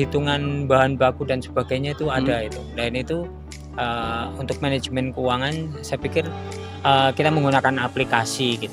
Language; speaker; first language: Indonesian; native; Indonesian